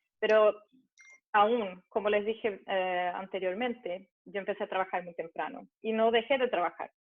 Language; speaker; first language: Spanish; early bilingual, heritage; Spanish